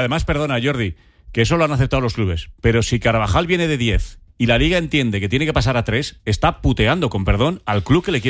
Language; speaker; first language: Spanish; native; Spanish